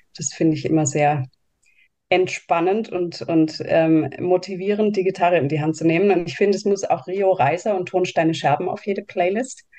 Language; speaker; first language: German; native; German